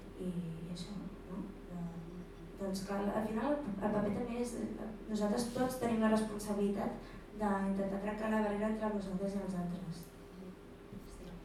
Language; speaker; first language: Catalan; early bilingual, other home language; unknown